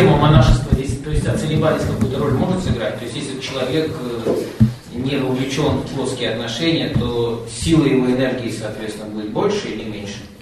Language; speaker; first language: Russian; native; Russian